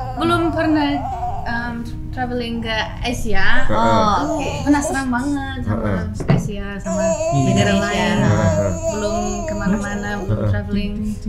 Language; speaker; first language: Indonesian; non-native, learner; English